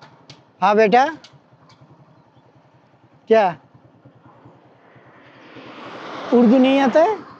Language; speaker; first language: Hindi; non-native, learner; Bangla